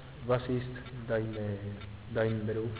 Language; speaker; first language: German; non-native, learner; Spanish